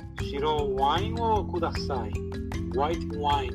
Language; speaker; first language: Japanese; non-native, learner; English